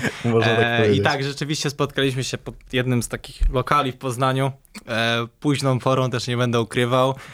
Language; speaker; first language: Polish; native; Polish